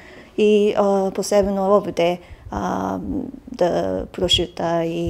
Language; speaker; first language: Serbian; non-native, learner; Japanese